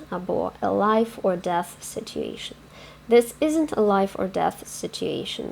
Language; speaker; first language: English; non-native, fluent; Ukrainian